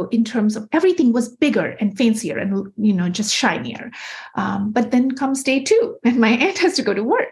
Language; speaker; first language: English; non-native, local second language; Bangla